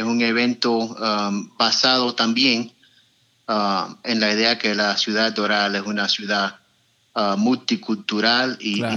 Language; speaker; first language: Spanish; early bilingual, heritage; Spanish